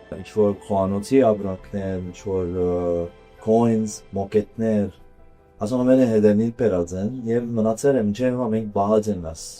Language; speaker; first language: Armenian; early bilingual, heritage; Armenian